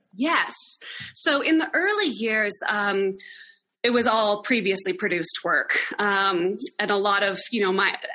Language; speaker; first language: English; native; English